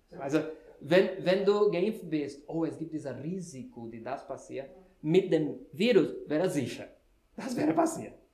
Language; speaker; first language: German; non-native, fluent; Portuguese